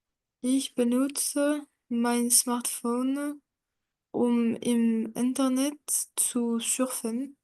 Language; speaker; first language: German; non-native, learner; French